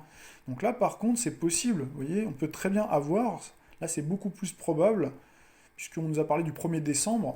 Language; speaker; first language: French; native; French